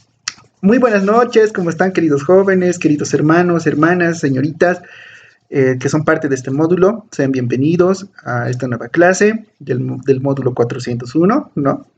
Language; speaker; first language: Spanish; native; Spanish